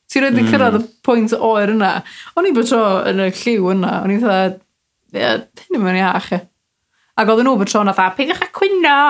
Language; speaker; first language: Welsh; native; Welsh